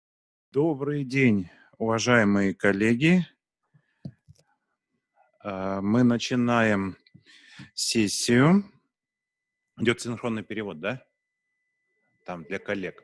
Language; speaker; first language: Russian; native; Russian